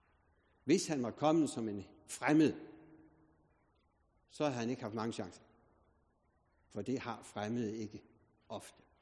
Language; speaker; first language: Danish; native; Danish